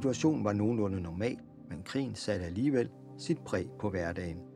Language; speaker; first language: Danish; native; Danish